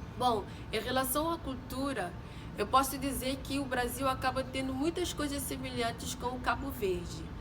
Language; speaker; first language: Portuguese; non-native, local second language; Kabuverdianu